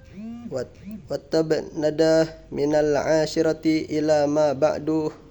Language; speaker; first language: Arabic; non-native, learner; Indonesian